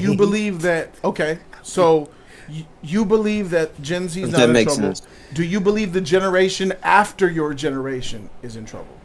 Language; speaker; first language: English; native; English